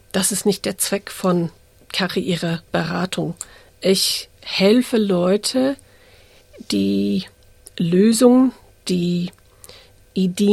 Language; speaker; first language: German; early bilingual, heritage; English